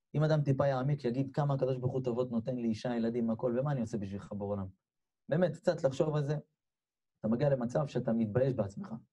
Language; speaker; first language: Hebrew; native; Hebrew